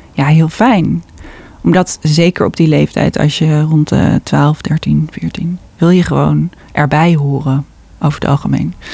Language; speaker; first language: Dutch; native; Dutch